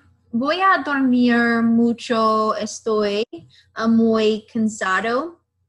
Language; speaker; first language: Spanish; non-native, learner; English